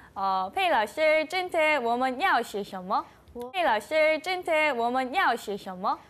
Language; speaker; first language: Chinese; non-native, learner; Korean